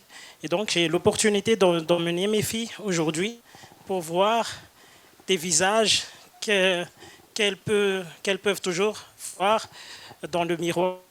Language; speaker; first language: French; non-native, local second language; Malagasy